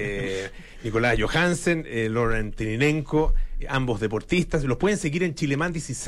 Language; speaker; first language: Spanish; native; Spanish